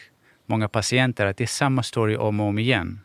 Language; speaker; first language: Swedish; early bilingual, other home language; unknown